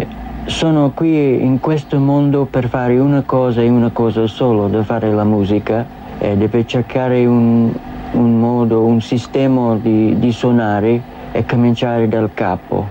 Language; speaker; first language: Italian; non-native, learner; English